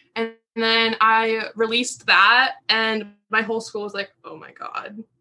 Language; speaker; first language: English; native; English